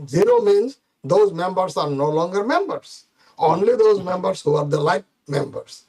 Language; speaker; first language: English; non-native, fluent; Bangla